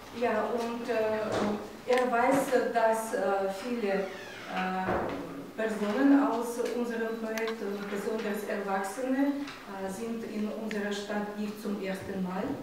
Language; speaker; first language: German; non-native, fluent; Russian